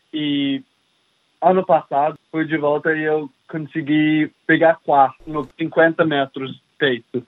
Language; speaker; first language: Portuguese; early bilingual, heritage; English